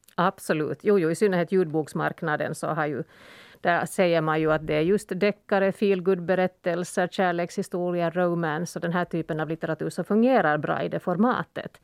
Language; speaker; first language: Swedish; native; Swedish